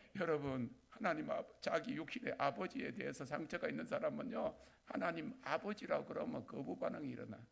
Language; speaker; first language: Korean; native; Korean